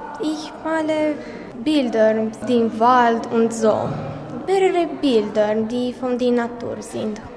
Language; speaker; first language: German; non-native, local second language; Romanian